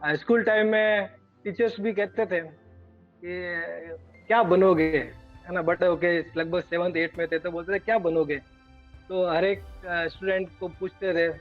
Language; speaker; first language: Hindi; native; Hindi